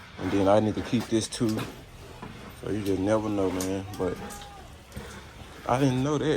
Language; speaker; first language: English; native; English